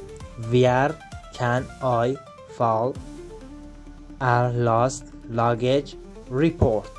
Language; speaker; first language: English; non-native, fluent; Persian